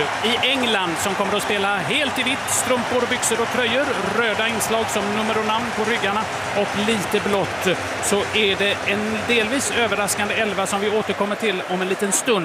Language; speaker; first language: Swedish; native; Swedish